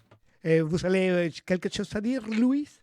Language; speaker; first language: French; non-native, learner; Spanish